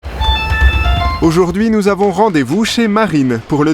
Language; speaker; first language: French; native; French